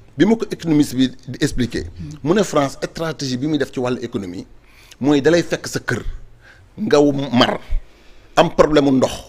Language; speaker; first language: Wolof; native; Wolof